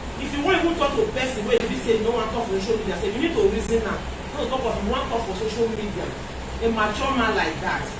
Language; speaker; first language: Nigerian Pidgin; non-native, local second language; Esan